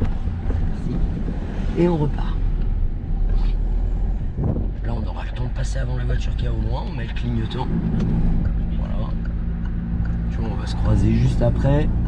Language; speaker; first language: French; native; French